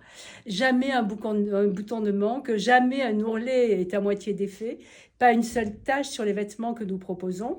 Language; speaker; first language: French; native; French